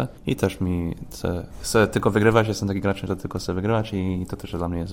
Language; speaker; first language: Polish; early bilingual, heritage; Polish